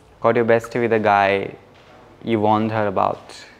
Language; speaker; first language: English; non-native, local second language; Haryanvi